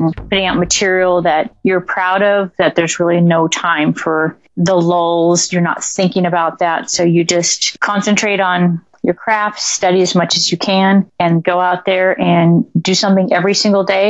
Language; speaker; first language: English; native; English